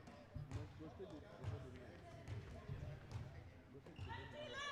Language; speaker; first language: Portuguese; non-native, learner; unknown